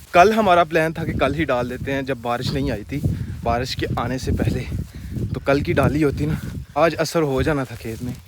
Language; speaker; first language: Urdu; non-native, local second language; Punjabi